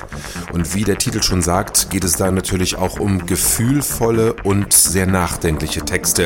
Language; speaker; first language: German; native; German